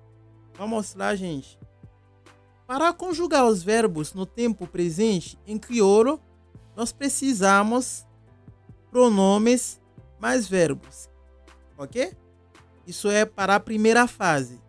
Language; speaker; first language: Portuguese; non-native, local second language; Haitian Creole